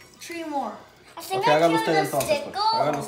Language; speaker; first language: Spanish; early bilingual, heritage; Spanish